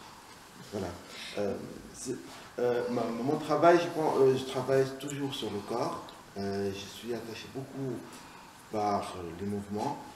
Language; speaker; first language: French; non-native, local second language; Arabic